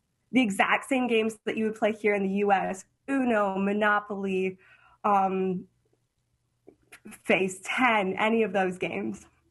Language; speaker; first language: English; early bilingual, heritage; English